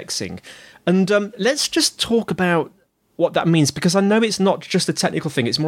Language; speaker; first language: English; native; English